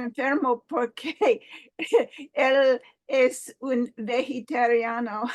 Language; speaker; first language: Spanish; non-native, learner; English